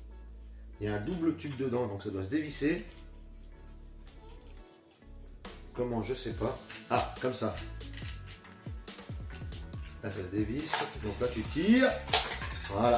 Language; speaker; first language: French; native; French